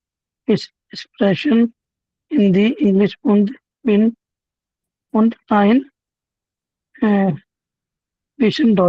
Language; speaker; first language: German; non-native, learner; Hindi